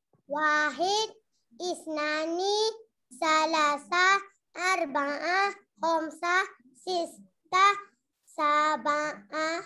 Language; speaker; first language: Arabic; non-native, learner; Malay